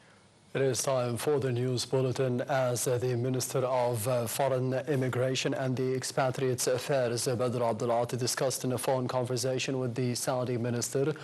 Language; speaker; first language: English; non-native, local second language; Arabic